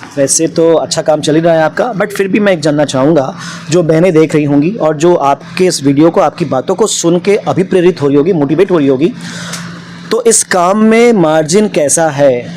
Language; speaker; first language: Hindi; native; Hindi